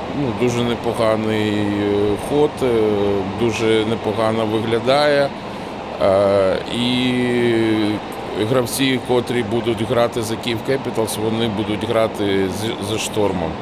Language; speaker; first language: Ukrainian; non-native, local second language; Russian